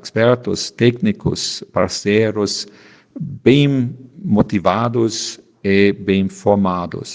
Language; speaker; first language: Portuguese; non-native, fluent; German